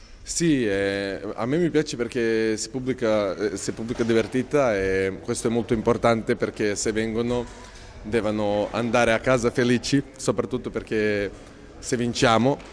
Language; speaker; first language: Italian; non-native, fluent; Serbian